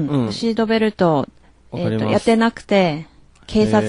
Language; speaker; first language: Japanese; non-native, fluent; Chinese